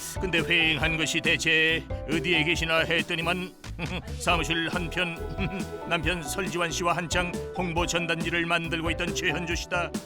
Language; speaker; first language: Korean; native; Korean